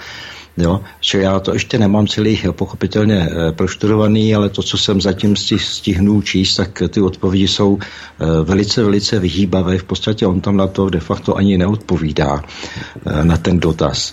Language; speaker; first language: Czech; native; Czech